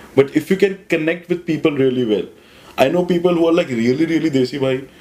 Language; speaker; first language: English; non-native, local second language; Hindi